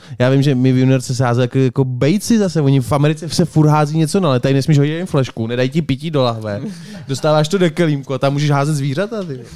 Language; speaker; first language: Czech; native; Czech